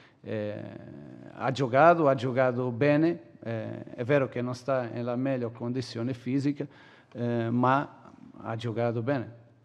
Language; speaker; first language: Italian; non-native, learner; Portuguese